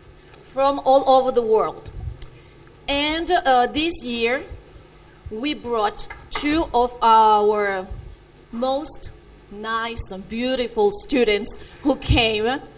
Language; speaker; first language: English; non-native, fluent; Spanish